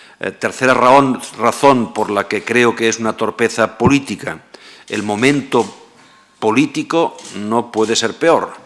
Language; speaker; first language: Spanish; non-native, local second language; Catalan